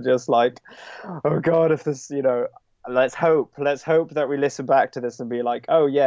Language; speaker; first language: English; native; English